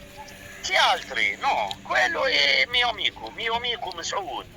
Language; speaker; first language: Italian; non-native, learner; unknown